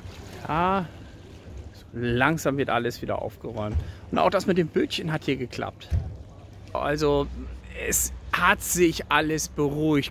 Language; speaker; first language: German; native; German